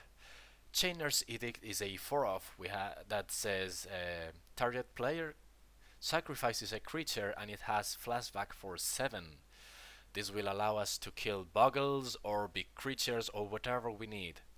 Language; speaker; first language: English; non-native, fluent; Spanish